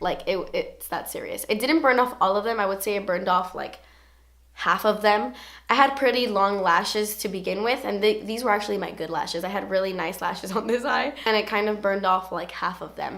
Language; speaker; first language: English; native; English